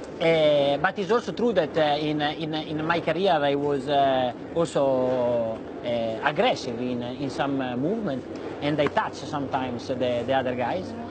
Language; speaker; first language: English; non-native, learner; Italian